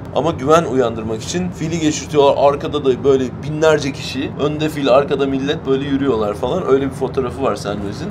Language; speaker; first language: Turkish; native; Turkish